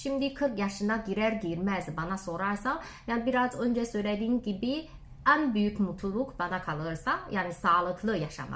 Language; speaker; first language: Turkish; non-native, learner; Chinese